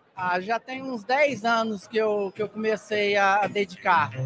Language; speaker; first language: Portuguese; native; Portuguese